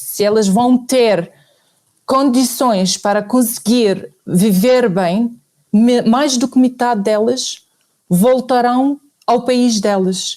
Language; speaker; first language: Portuguese; non-native, fluent; Arabic